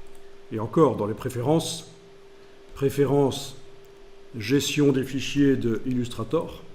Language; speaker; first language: French; native; French